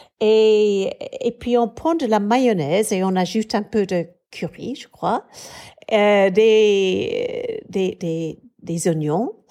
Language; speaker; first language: French; non-native, fluent; English